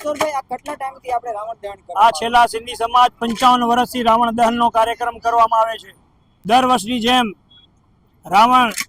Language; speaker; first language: Gujarati; non-native, local second language; Sindhi